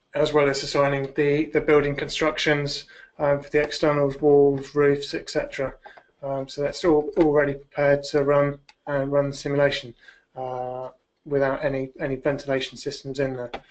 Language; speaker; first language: English; native; English